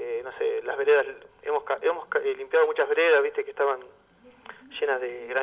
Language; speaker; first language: Spanish; native; Spanish